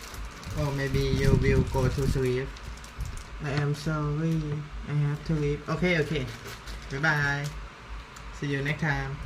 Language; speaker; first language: English; non-native, learner; Thai